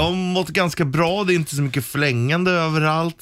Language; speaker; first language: Swedish; native; Swedish